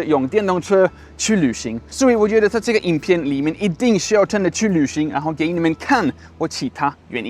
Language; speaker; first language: Chinese; non-native, fluent; Swedish